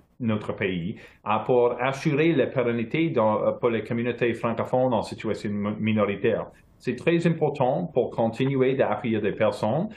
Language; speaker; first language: French; non-native, local second language; English